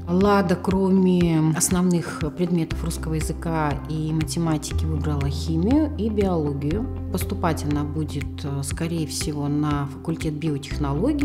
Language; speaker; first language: Russian; native; Russian